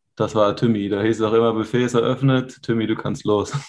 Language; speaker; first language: German; native; German